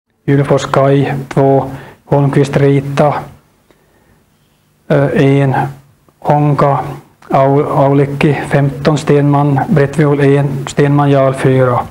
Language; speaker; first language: Swedish; native; Swedish